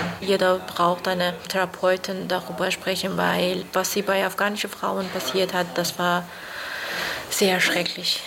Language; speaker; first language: German; non-native, learner; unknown